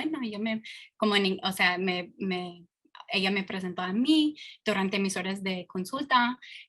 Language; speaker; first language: Spanish; non-native, fluent; English